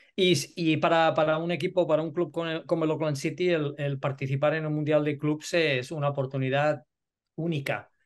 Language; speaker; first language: Spanish; native; Spanish